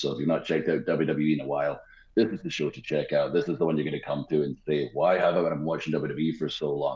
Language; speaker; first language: English; native; English